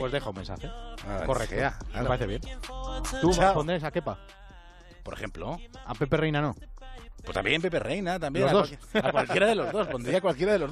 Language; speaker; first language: Spanish; native; Spanish